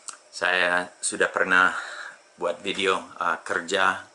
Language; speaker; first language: Indonesian; non-native, fluent; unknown